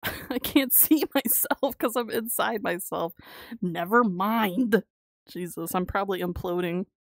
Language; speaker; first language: English; native; English